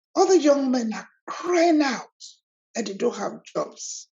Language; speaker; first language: English; non-native, local second language; Yoruba